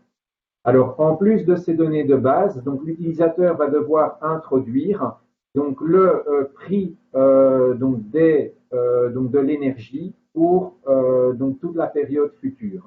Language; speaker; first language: French; native; French